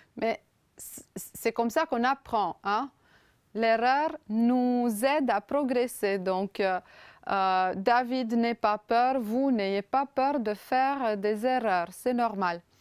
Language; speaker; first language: French; non-native, fluent; Romanian